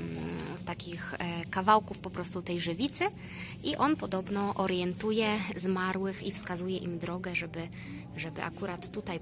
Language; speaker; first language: Polish; native; Polish